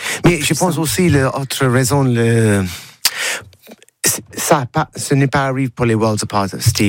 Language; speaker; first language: French; non-native, learner; English